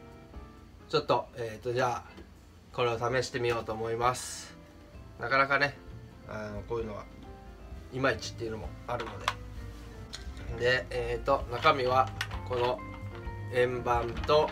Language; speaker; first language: Japanese; native; Japanese